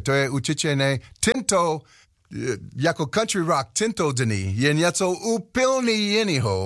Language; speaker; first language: Czech; non-native, learner; English